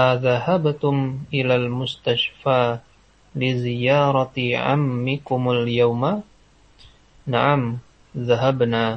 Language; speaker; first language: Arabic; non-native, learner; Indonesian